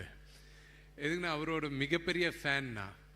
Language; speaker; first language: Tamil; non-native, local second language; Telugu